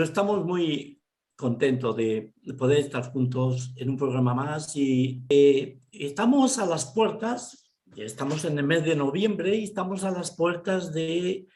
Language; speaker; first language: Spanish; native; Spanish